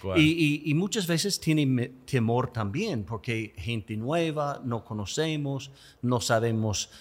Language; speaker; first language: Spanish; non-native, fluent; English